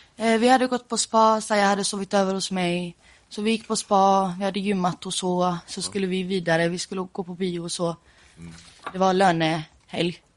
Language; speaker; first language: Swedish; early bilingual, other home language; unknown